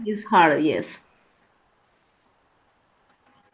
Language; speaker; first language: English; non-native, learner; Spanish